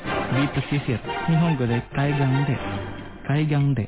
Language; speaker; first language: Japanese; non-native, fluent; Indonesian